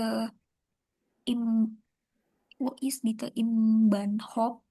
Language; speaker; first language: German; non-native, learner; Indonesian